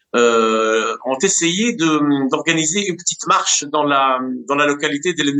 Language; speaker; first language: French; non-native, local second language; Arabic